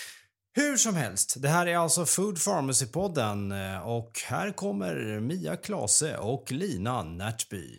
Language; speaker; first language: Swedish; native; Swedish